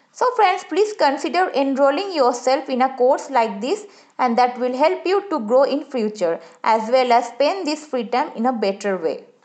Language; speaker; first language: English; non-native, local second language; Bangla